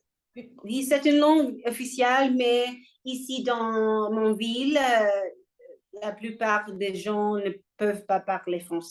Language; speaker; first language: French; non-native, learner; English